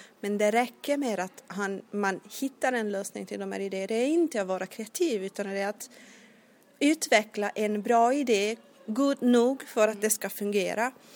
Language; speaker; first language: Swedish; non-native, fluent; Italian